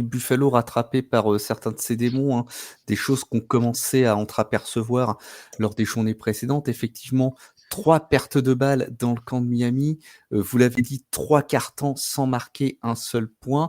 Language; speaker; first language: French; native; French